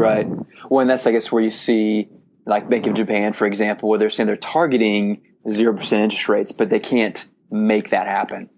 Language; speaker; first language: English; native; English